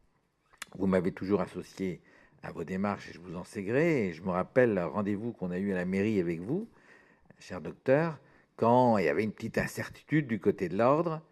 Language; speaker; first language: French; native; French